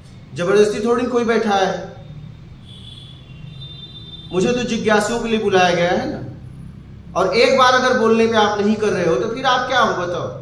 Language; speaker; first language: Hindi; native; Hindi